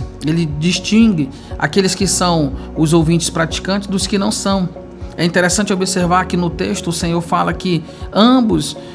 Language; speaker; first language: Portuguese; native; Portuguese